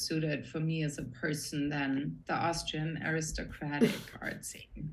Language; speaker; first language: English; non-native, fluent; German